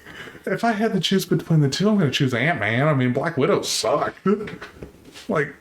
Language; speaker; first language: English; native; English